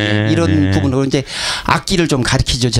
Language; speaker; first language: Korean; native; Korean